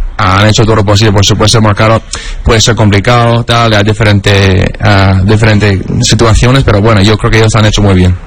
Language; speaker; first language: Spanish; non-native, fluent; English